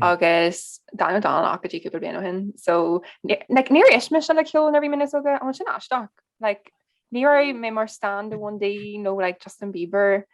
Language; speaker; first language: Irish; non-native, local second language; English